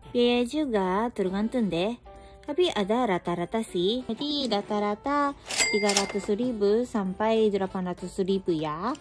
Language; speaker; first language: Indonesian; non-native, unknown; Japanese